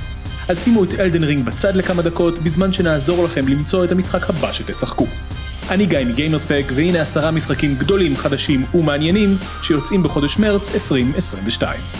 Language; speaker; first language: Hebrew; native; Hebrew